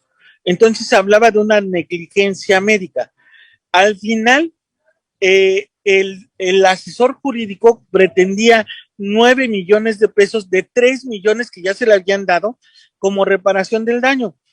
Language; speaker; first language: Spanish; native; Spanish